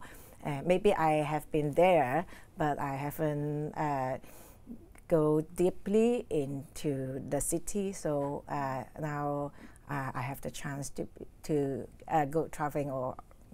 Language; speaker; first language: English; non-native, learner; Cantonese